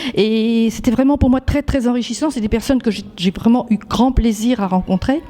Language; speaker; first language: French; native; French